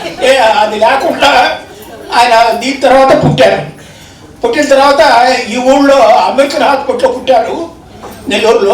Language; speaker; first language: Telugu; native; Telugu